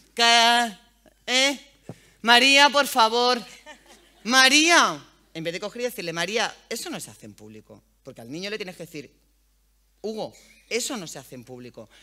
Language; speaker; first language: Spanish; native; Spanish